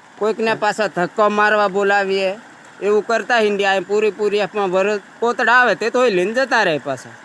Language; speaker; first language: Gujarati; non-native, local second language; Rathawi